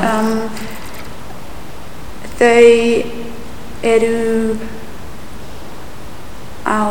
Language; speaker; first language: Icelandic; non-native, learner; English